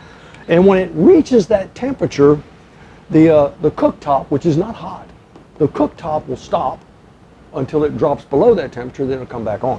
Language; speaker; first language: English; native; English